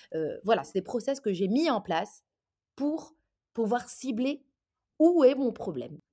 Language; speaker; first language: French; early bilingual, other home language; Arabic